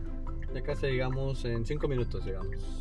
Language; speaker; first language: Spanish; native; Spanish